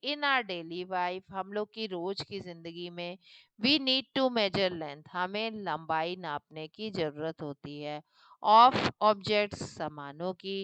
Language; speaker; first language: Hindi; native; Hindi